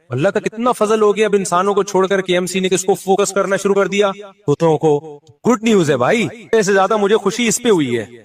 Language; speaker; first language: Urdu; native; Urdu